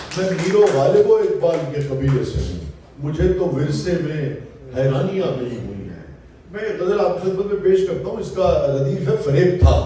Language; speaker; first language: Urdu; non-native, local second language; Punjabi